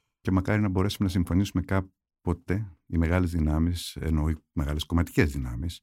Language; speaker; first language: Greek; native; Greek